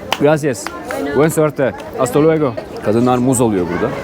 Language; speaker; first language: Spanish; non-native, learner; Turkish